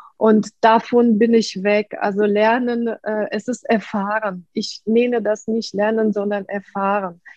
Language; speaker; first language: German; non-native, fluent; Russian